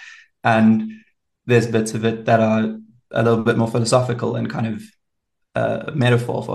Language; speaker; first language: English; native; English